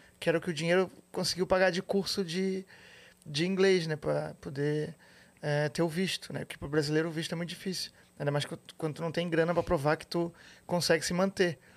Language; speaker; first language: Portuguese; native; Portuguese